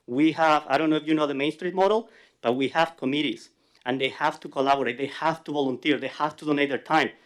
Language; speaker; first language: English; non-native, fluent; Spanish